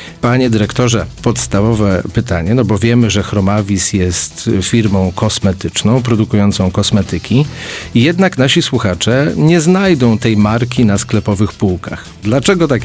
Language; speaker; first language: Polish; native; Polish